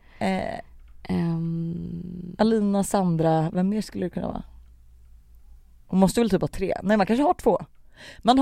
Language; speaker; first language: Swedish; native; Swedish